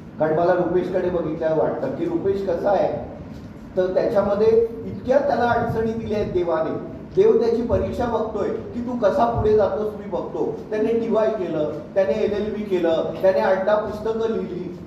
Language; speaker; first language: Marathi; native; Marathi